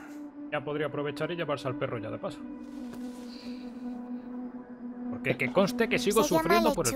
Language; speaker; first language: Spanish; native; Spanish